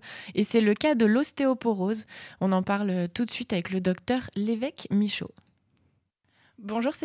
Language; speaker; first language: French; native; French